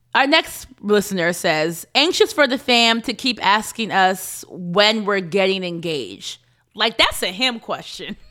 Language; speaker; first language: English; early bilingual, other home language; Swahili